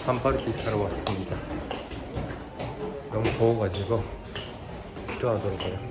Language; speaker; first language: Korean; non-native, learner; Japanese